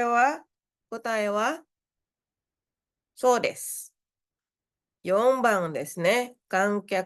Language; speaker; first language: Japanese; non-native, fluent; Indonesian